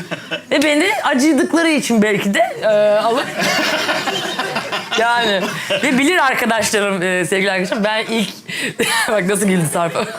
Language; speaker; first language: Turkish; native; Turkish